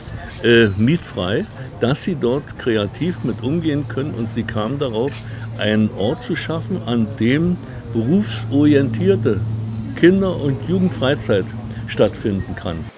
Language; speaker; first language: German; native; German